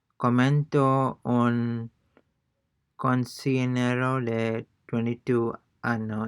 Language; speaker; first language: Spanish; non-native, learner; English